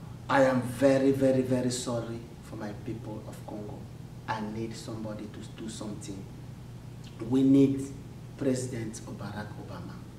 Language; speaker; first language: English; non-native, learner; Lingala